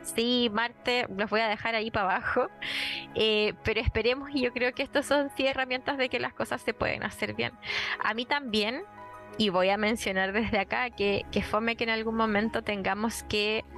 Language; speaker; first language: Spanish; native; Spanish